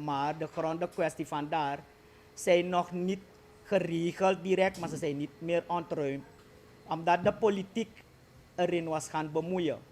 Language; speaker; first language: Dutch; native; Dutch